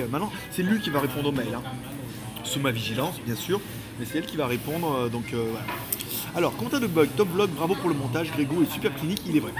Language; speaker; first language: French; native; French